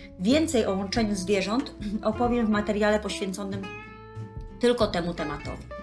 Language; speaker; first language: Polish; native; Polish